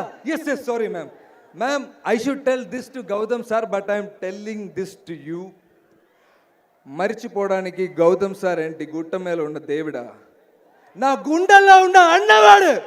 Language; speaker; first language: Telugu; non-native, learner; Malayalam